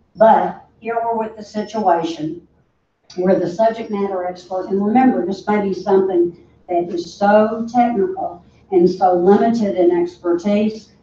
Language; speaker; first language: English; native; English